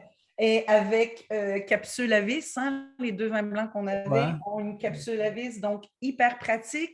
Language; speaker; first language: French; native; French